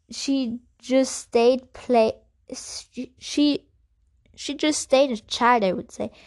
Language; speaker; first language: English; non-native, fluent; German